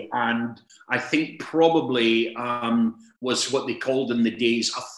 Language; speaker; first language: English; native; English